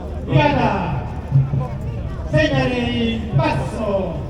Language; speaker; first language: Italian; native; Italian